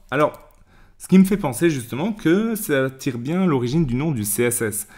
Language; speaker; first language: French; native; French